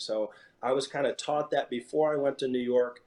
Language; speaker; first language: English; native; English